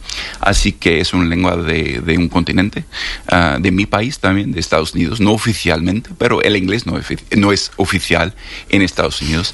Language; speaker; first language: Spanish; non-native, fluent; English